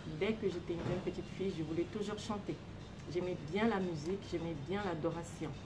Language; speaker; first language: French; non-native, local second language; Lingala